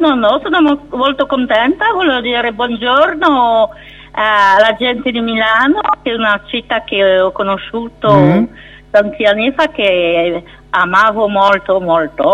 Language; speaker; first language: Italian; non-native, fluent; French